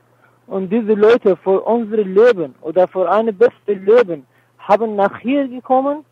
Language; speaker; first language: German; non-native, learner; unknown